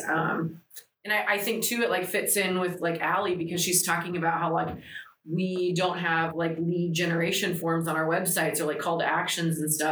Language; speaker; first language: English; early bilingual, other home language; Greek